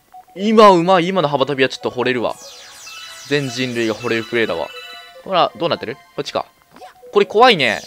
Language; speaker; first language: Japanese; native; Japanese